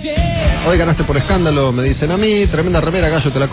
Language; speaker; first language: Spanish; native; Spanish